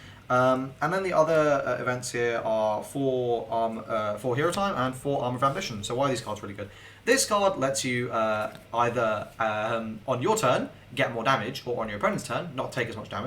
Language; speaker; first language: English; native; English